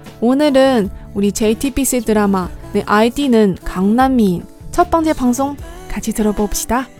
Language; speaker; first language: Korean; non-native, fluent; Chinese